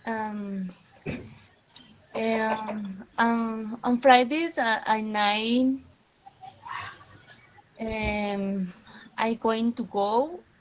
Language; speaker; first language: English; non-native, learner; Spanish